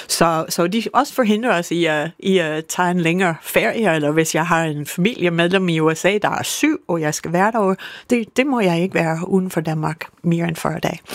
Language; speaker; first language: Danish; non-native, fluent; English